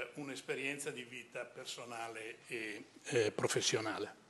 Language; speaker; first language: Italian; native; Italian